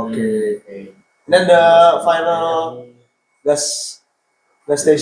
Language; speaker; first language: English; non-native, learner; Indonesian